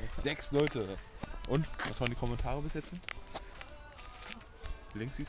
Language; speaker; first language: German; native; German